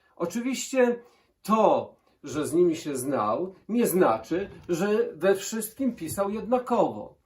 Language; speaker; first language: Polish; native; Polish